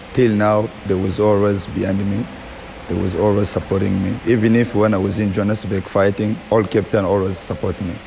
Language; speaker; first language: English; non-native, fluent; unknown